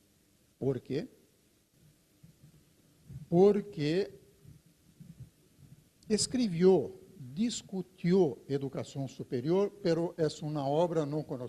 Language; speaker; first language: Spanish; non-native, fluent; Portuguese